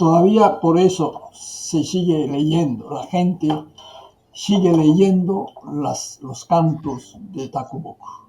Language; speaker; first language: Spanish; non-native, fluent; Japanese